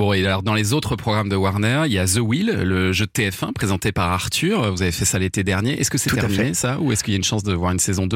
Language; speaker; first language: French; native; French